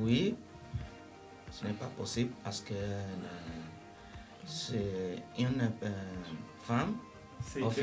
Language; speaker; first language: French; non-native, learner; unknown